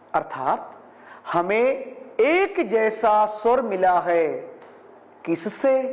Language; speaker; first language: Hindi; non-native, local second language; Malayalam